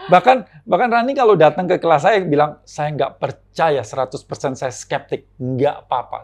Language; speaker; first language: Indonesian; native; Indonesian